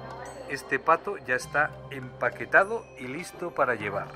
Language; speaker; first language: Spanish; native; Spanish